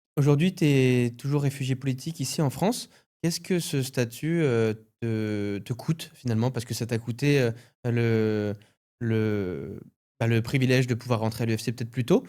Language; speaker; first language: French; native; French